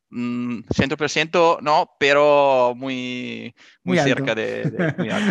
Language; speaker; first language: Spanish; non-native, learner; Italian